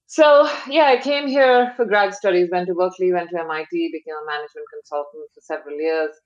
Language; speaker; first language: English; non-native, local second language; Hindi